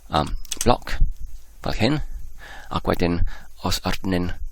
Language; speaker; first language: Welsh; non-native, learner; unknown